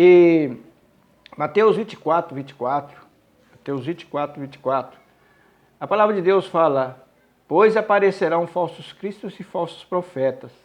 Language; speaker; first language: Portuguese; native; Portuguese